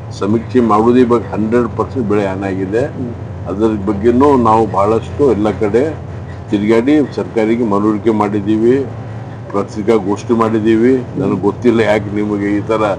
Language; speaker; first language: Kannada; non-native, local second language; Lambadi